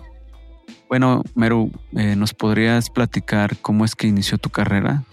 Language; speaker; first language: Spanish; native; Spanish